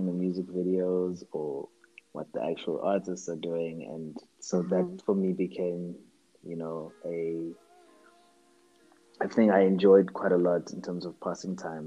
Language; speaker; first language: English; non-native, local second language; Xhosa